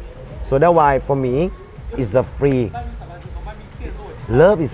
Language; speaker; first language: English; non-native, fluent; Thai